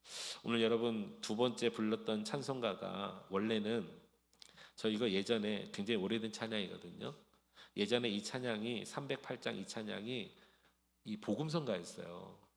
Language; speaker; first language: Korean; native; Korean